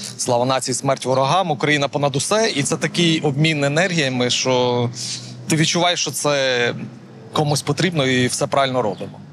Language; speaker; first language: Ukrainian; native; Ukrainian